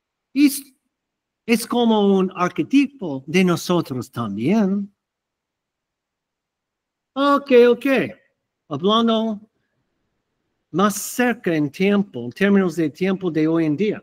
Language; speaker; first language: Spanish; non-native, fluent; English